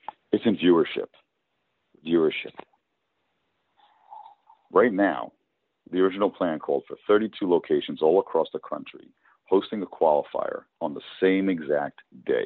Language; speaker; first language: English; native; English